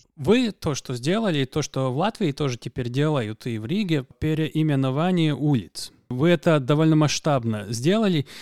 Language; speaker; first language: Russian; non-native, local second language; Latvian